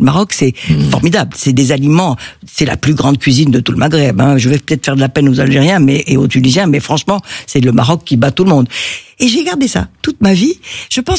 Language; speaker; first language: French; native; French